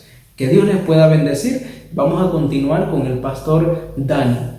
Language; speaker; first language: Spanish; native; Spanish